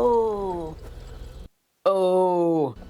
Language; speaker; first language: English; native; English